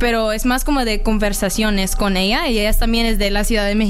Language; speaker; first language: Spanish; early bilingual, heritage; Spanish